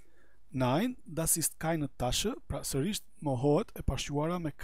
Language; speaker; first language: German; non-native, fluent; Albanian